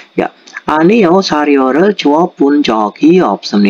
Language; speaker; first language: Korean; non-native, fluent; Indonesian